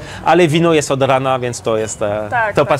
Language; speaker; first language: Polish; non-native, learner; French